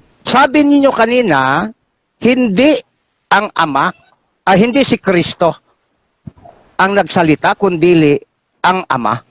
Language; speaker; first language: Filipino; non-native, local second language; Cebuano